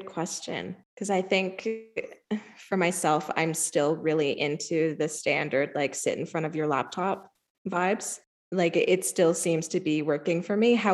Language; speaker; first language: English; native; English